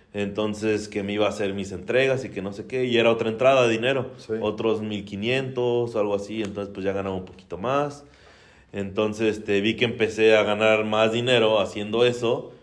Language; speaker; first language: Spanish; native; Spanish